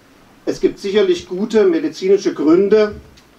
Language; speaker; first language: German; native; German